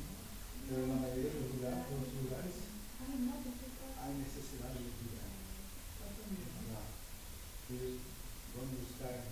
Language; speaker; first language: Portuguese; non-native, learner; Spanish